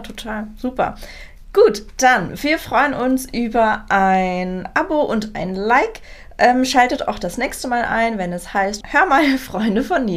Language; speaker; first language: German; native; German